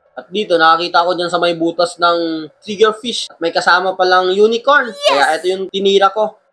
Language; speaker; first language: Filipino; non-native, local second language; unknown